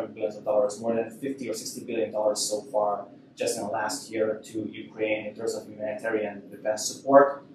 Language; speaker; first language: English; non-native, fluent; Hungarian